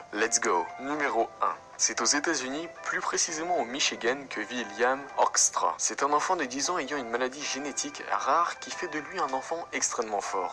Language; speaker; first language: French; native; French